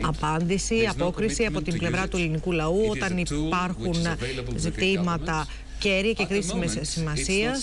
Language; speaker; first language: Greek; native; Greek